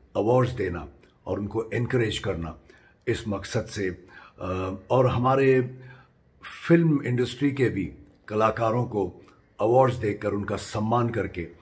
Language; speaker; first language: Hindi; non-native, local second language; Marathi